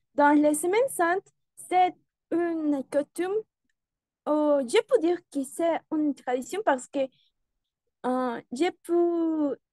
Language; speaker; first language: French; non-native, learner; Spanish